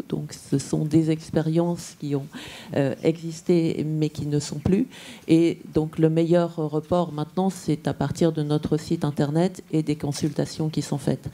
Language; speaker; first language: French; native; French